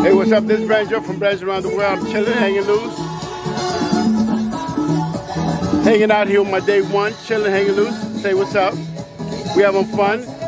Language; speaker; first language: English; native; English